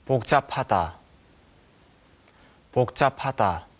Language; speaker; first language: Korean; non-native, learner; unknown